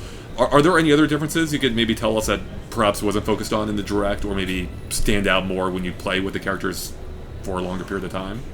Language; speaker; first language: English; native; English